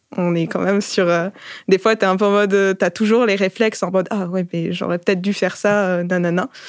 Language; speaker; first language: French; native; French